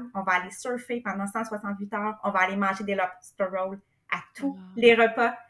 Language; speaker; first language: French; native; French